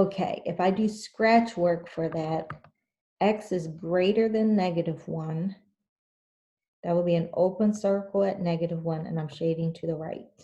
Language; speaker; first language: English; native; English